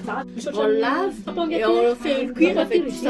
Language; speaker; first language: French; non-native, local second language; Malagasy